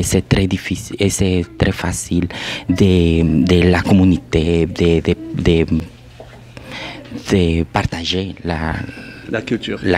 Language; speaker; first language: French; non-native, learner; Spanish